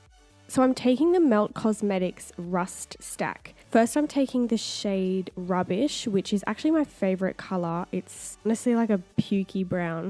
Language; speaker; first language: English; native; English